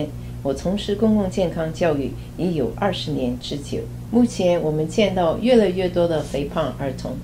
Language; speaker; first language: Chinese; native; Chinese